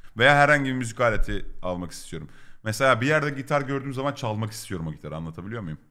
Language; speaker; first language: Turkish; native; Turkish